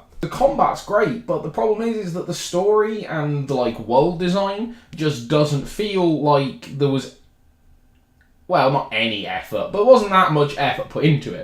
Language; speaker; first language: English; native; English